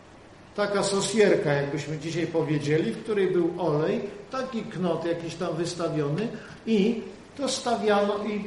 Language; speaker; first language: Polish; native; Polish